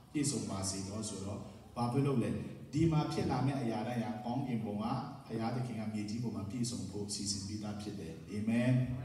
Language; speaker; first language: Burmese; non-native, local second language; Tedim Chin